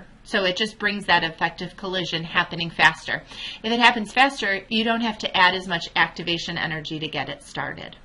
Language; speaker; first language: English; native; English